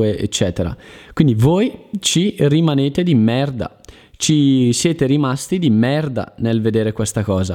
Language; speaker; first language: Italian; native; Italian